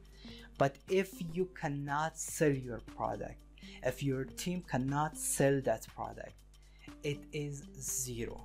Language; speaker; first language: English; non-native, fluent; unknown